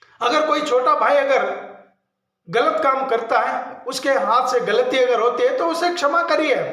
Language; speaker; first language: Hindi; non-native, local second language; Kannada